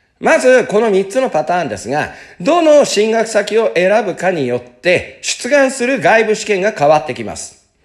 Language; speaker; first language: Japanese; native; Japanese